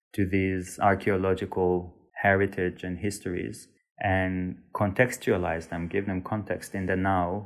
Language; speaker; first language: English; non-native, fluent; Hebrew